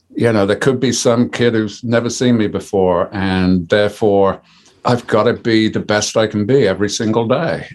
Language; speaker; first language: English; native; English